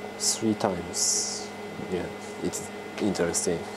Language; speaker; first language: English; non-native, learner; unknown